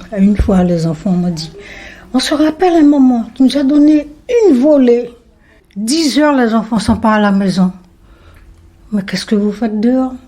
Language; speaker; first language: French; non-native, local second language; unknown